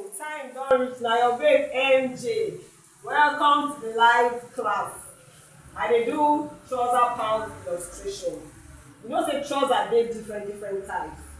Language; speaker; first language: Nigerian Pidgin; native; Nigerian Pidgin